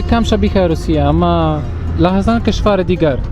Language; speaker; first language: Persian; non-native, learner; Polish